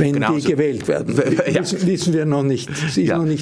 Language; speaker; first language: German; native; German